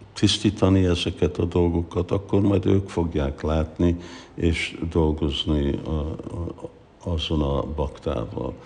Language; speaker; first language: Hungarian; early bilingual, heritage; Hungarian